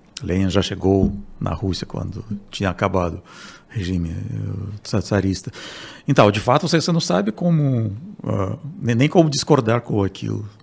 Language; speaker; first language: Portuguese; non-native, fluent; Russian